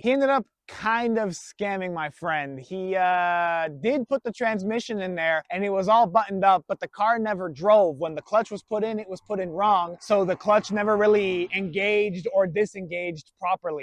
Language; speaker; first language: English; native; English